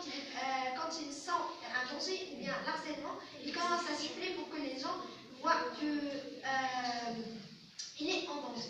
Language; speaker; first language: French; non-native, local second language; Arabic